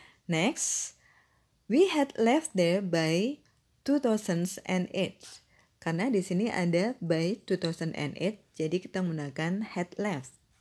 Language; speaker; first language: English; non-native, fluent; Indonesian